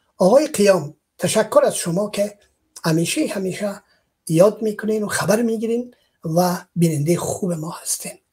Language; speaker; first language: Persian; native; Persian